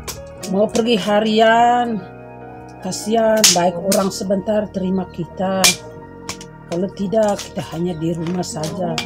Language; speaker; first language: Indonesian; non-native, local second language; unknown